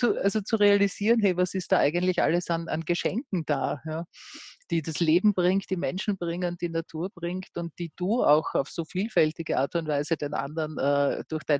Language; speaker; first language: German; native; German